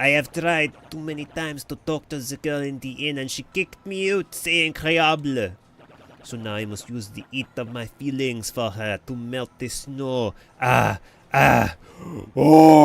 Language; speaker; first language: English; native; English